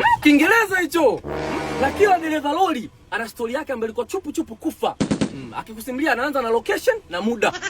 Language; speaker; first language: Swahili; native; Swahili